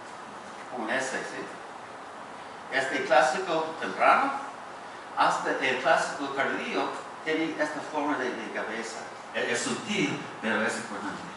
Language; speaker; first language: Spanish; non-native, fluent; English